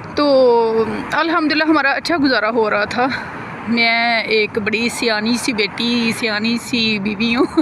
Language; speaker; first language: Urdu; non-native, local second language; Punjabi